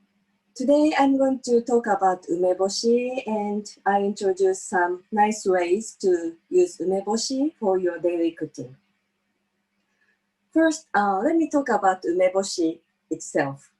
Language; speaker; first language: English; non-native, fluent; Japanese